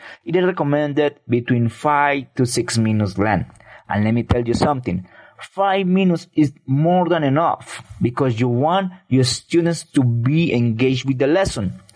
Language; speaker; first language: English; non-native, fluent; Spanish